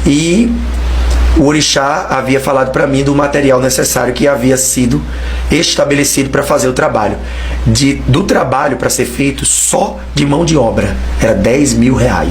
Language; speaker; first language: Portuguese; native; Portuguese